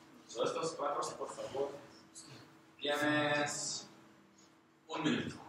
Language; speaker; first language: Spanish; non-native, learner; English